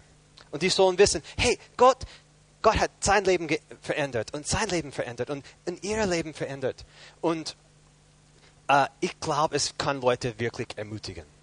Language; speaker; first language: German; non-native, fluent; English